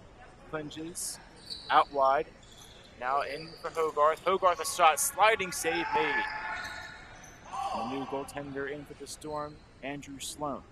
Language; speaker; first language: English; native; English